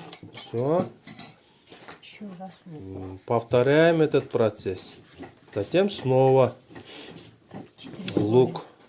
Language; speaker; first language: Russian; non-native, local second language; Kyrgyz